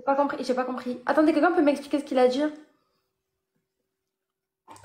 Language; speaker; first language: French; early bilingual, other home language; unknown